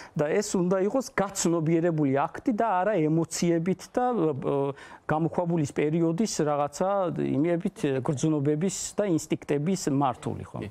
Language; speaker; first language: Georgian; non-native, local second language; Azerbaijani